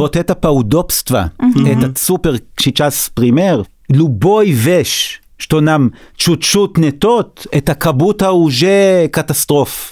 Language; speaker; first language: Russian; non-native, learner; Hebrew